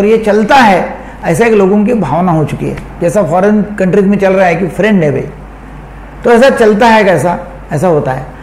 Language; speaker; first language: Hindi; non-native, local second language; Marathi